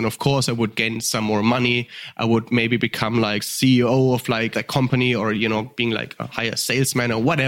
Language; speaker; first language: English; non-native, fluent; German